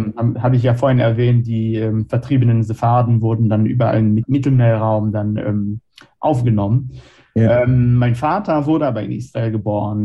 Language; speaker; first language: German; non-native, fluent; Hebrew